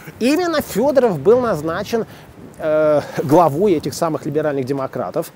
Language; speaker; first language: Russian; native; Russian